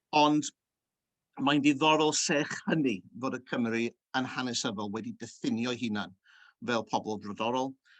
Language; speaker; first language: Welsh; early bilingual, heritage; Welsh